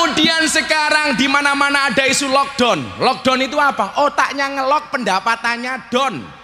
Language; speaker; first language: Indonesian; non-native, local second language; Javanese